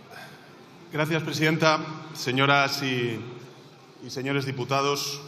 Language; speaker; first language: Spanish; native; Spanish